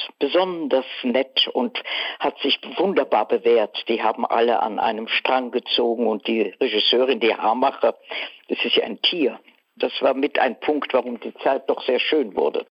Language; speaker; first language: German; early bilingual, other home language; Dutch